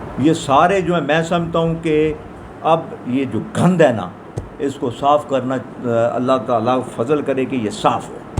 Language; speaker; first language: Urdu; non-native, local second language; Punjabi